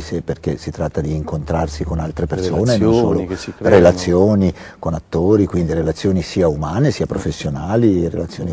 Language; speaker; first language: Italian; native; Italian